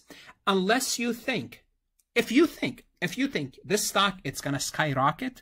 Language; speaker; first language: English; non-native, fluent; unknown